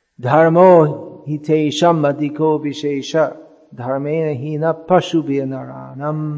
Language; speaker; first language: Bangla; non-native, fluent; English